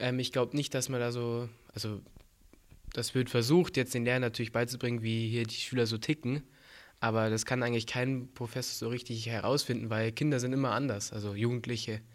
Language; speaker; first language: German; native; German